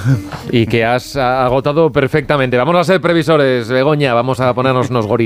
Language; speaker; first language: Spanish; native; Spanish